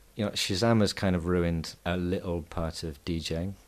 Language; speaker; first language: English; native; English